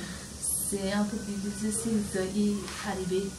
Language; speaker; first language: French; non-native, learner; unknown